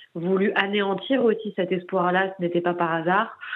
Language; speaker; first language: French; native; French